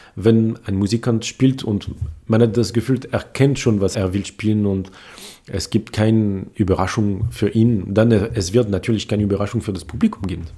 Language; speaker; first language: German; non-native, fluent; French